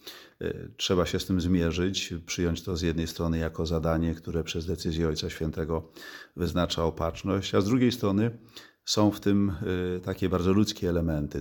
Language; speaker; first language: Polish; native; Polish